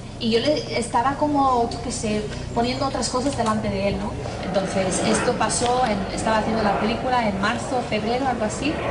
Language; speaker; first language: Spanish; non-native, fluent; English